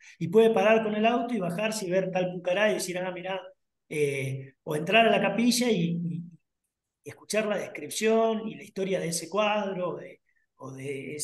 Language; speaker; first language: Spanish; native; Spanish